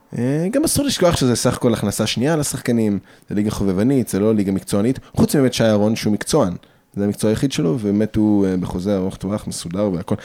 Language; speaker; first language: Hebrew; early bilingual, other home language; English